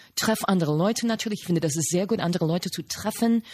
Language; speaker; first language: German; non-native, fluent; English